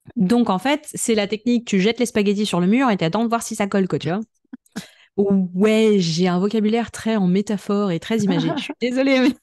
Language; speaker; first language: French; native; French